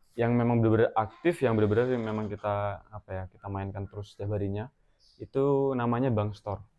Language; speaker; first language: Indonesian; native; Indonesian